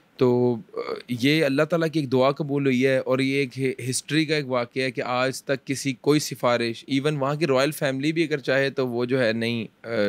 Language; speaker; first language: Urdu; early bilingual, heritage; Urdu